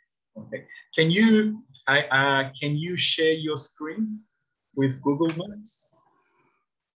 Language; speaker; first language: English; non-native, learner; Spanish